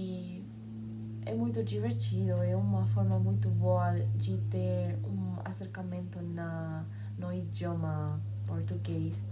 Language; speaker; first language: Portuguese; non-native, learner; Spanish